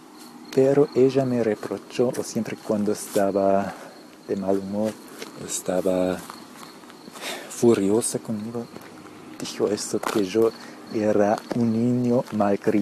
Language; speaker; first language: Spanish; early bilingual, heritage; Spanish